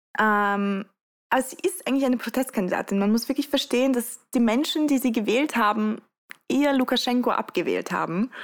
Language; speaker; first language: German; early bilingual, other home language; Russian